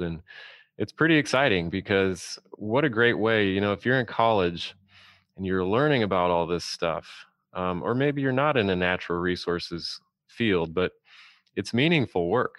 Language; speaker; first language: English; native; English